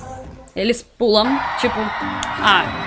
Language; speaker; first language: Portuguese; non-native, learner; Russian